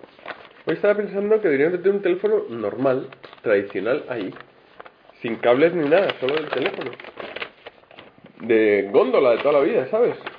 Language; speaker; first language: Spanish; native; Spanish